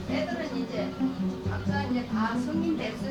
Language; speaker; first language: Korean; native; Korean